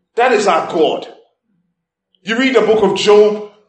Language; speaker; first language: English; non-native, local second language; Igbo